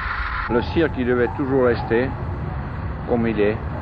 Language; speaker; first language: French; non-native, fluent; German